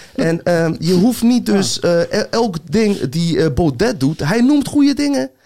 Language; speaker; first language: Dutch; early bilingual, other home language; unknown